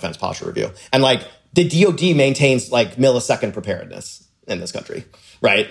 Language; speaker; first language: English; native; English